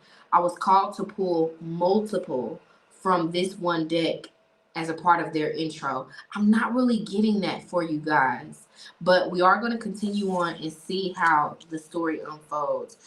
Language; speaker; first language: English; native; English